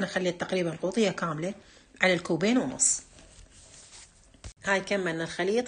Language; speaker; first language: Arabic; native; Arabic